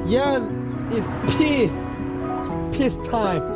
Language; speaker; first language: English; non-native, learner; Korean